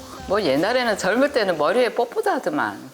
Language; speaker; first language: Korean; native; Korean